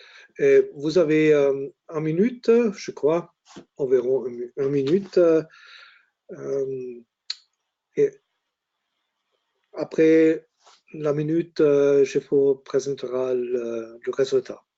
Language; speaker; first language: French; non-native, learner; German